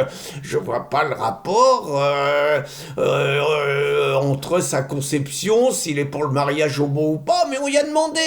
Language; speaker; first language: French; native; French